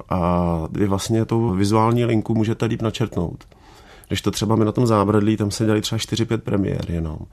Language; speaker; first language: Czech; native; Czech